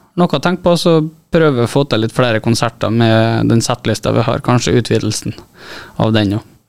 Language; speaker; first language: Norwegian; native; Norwegian